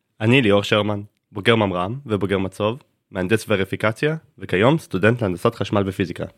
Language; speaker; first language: Hebrew; native; Hebrew